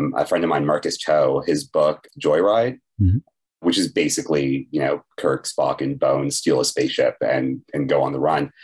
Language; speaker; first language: English; native; English